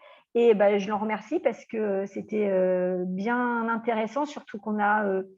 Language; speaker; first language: French; native; French